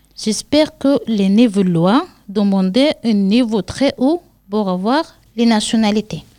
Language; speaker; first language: French; non-native, learner; Arabic